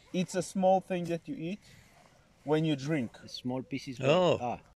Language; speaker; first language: English; non-native, learner; Romanian